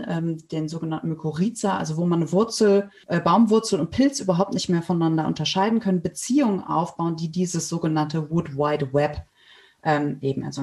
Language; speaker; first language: German; native; German